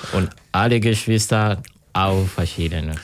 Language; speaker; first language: German; non-native, learner; Kinyarwanda